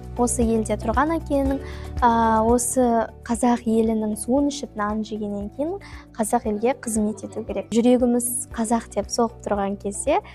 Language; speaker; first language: Kazakh; non-native, local second language; Russian